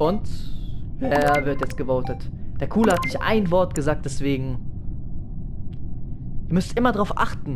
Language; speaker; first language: German; native; German